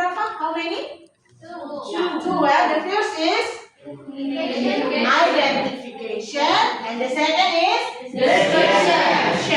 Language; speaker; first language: English; non-native, fluent; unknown